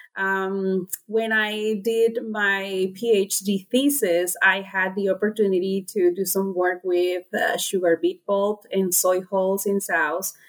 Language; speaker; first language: English; non-native, fluent; Spanish